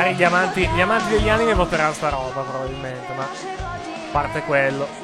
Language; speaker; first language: Italian; native; Italian